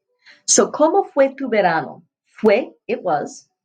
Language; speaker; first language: Spanish; non-native, fluent; English